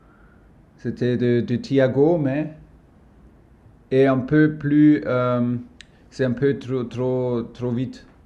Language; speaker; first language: French; non-native, learner; German